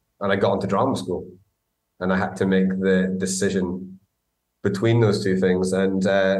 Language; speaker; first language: English; native; English